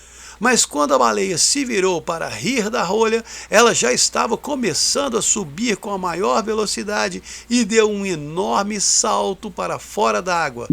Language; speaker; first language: Portuguese; native; Portuguese